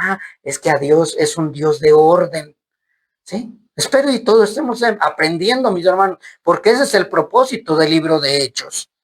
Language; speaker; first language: Spanish; native; Spanish